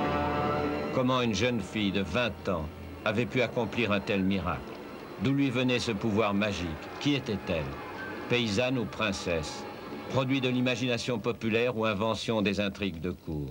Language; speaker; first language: French; native; French